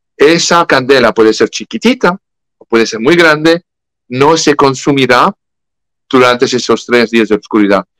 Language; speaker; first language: Spanish; non-native, fluent; French